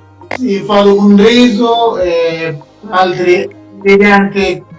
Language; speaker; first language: Italian; non-native, learner; Persian